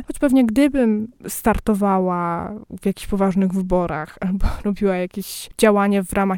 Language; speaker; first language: Polish; native; Polish